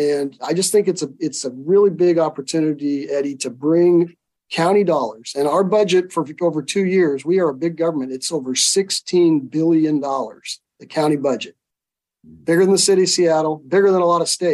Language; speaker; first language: English; native; English